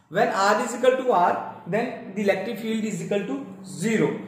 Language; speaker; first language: English; non-native, local second language; Hindi